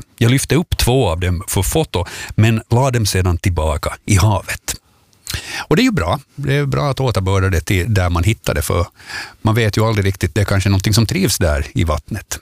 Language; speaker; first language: Swedish; native; Swedish